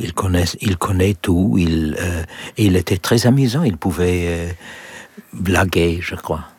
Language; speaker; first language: French; non-native, learner; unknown